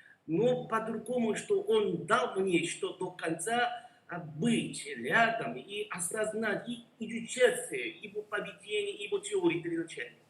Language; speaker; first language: Russian; non-native, learner; Korean